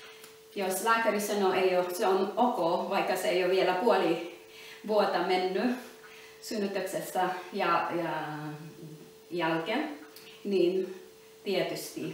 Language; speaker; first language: Finnish; non-native, learner; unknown